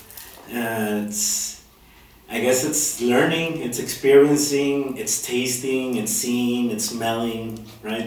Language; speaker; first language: English; non-native, fluent; Spanish